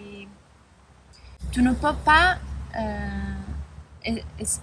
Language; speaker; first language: French; non-native, learner; Spanish